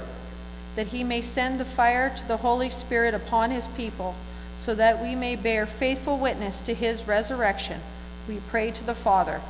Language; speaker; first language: English; native; English